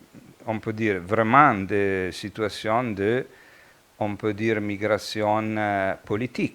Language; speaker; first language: French; non-native, fluent; Italian